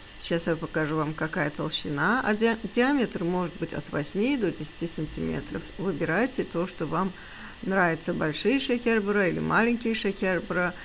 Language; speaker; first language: Russian; non-native, local second language; Azerbaijani